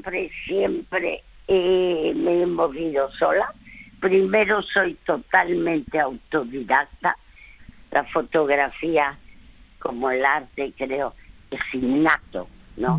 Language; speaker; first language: Spanish; early bilingual, other home language; French